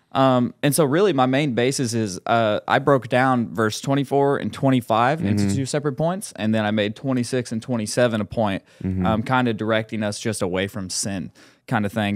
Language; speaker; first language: English; native; English